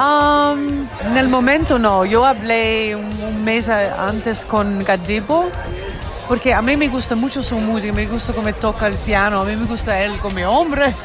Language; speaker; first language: Spanish; non-native, learner; English